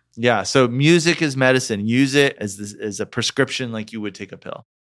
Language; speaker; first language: English; native; English